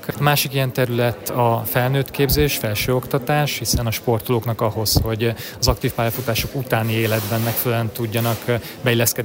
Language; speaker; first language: Hungarian; native; Hungarian